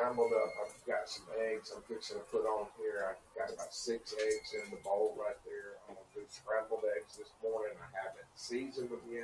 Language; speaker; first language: English; native; English